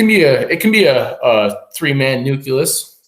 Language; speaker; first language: English; native; English